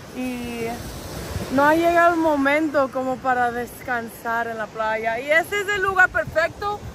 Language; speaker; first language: Spanish; non-native, fluent; English